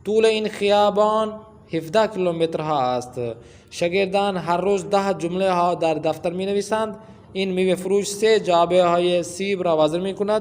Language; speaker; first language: Persian; non-native, fluent; Urdu